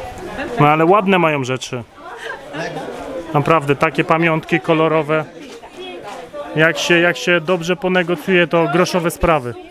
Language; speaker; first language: Polish; native; Polish